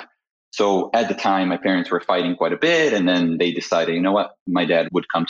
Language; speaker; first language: English; non-native, fluent; Portuguese